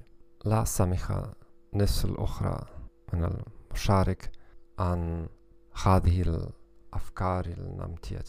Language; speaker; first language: Arabic; non-native, learner; German